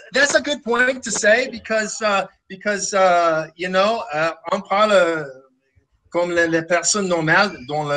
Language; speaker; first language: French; non-native, fluent; English